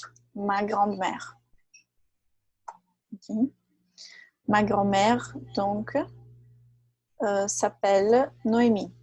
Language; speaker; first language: French; non-native, fluent; Portuguese